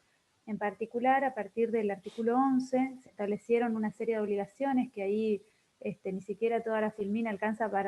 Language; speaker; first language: Spanish; native; Spanish